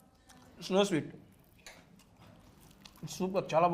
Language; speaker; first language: Telugu; native; Telugu